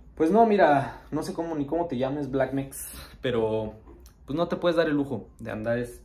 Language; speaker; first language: Spanish; native; Spanish